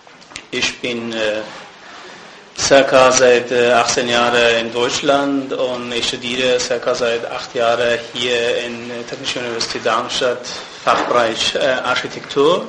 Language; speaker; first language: German; non-native, fluent; Persian